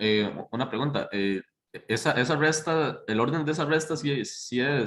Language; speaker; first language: Spanish; native; Spanish